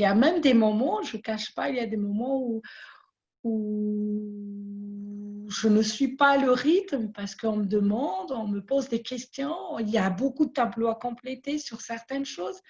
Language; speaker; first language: French; non-native, local second language; Malagasy